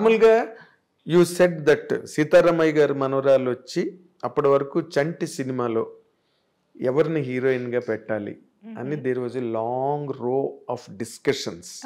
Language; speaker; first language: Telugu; native; Telugu